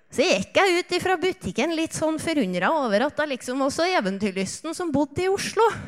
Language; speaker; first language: Norwegian; native; Norwegian